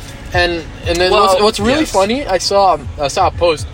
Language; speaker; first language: English; non-native, fluent; Spanish